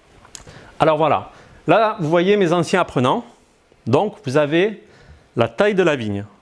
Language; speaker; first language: French; native; French